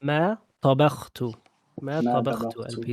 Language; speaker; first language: Arabic; non-native, fluent; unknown